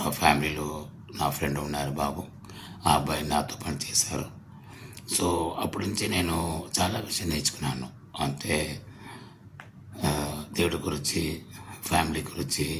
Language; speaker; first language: Telugu; non-native, learner; Tamil